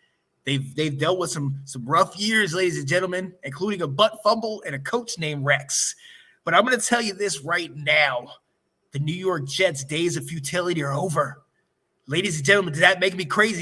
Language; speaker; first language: English; native; English